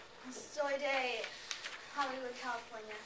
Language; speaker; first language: Spanish; non-native, learner; English